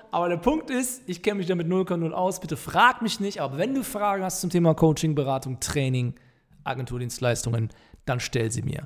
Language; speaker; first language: German; native; German